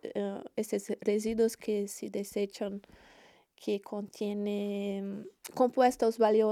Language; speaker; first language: Spanish; non-native, learner; Portuguese